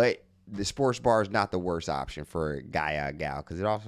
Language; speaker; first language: English; native; English